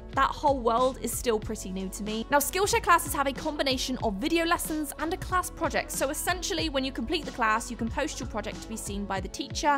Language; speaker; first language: English; native; English